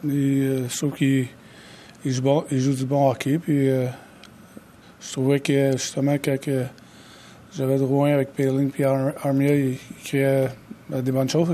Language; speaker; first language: French; native; French